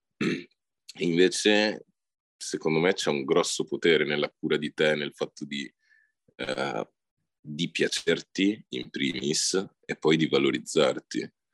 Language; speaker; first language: Italian; early bilingual, other home language; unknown